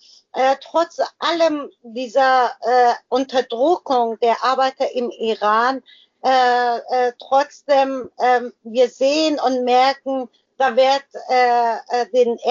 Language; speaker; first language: German; non-native, learner; Persian